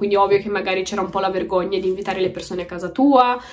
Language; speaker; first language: Italian; early bilingual, other home language; Romanian